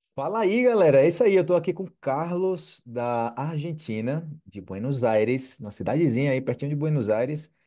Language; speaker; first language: Portuguese; native; Portuguese